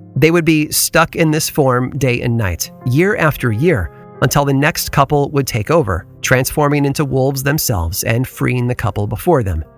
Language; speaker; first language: English; native; English